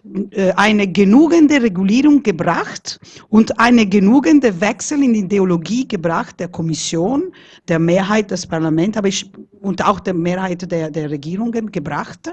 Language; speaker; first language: German; non-native, fluent; Italian